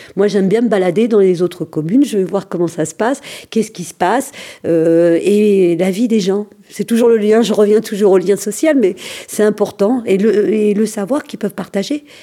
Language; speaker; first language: French; early bilingual, other home language; Arabic